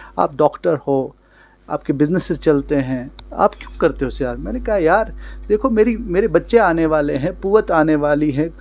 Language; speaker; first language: Hindi; non-native, local second language; Kashmiri